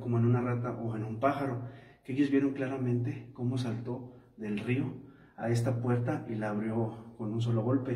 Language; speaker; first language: Spanish; native; Spanish